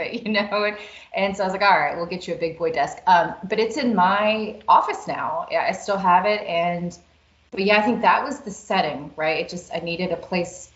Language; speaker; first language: English; native; English